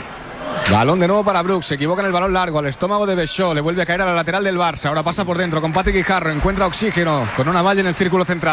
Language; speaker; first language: Spanish; native; Spanish